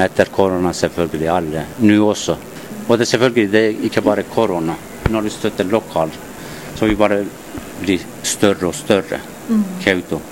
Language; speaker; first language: Norwegian; non-native, learner; Turkish